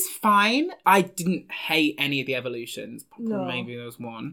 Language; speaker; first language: English; native; English